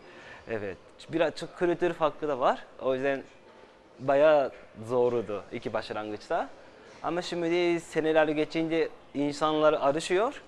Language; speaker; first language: Turkish; non-native, fluent; Japanese